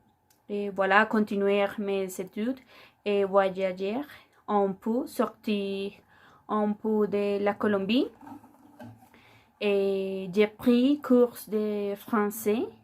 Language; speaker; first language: French; non-native, fluent; Spanish